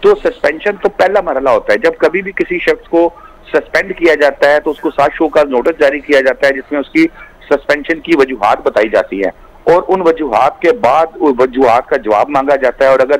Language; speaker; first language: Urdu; non-native, local second language; Punjabi